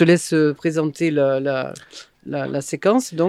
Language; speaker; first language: French; native; French